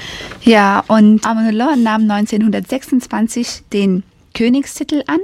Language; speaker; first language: German; non-native, fluent; Persian